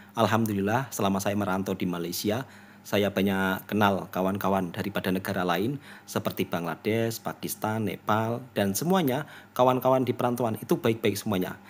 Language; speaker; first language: Indonesian; native; Indonesian